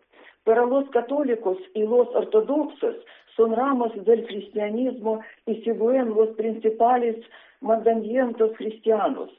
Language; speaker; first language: Spanish; non-native, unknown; Ukrainian